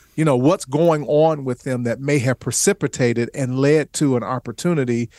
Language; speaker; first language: English; native; English